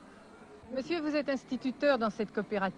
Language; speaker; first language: French; native; French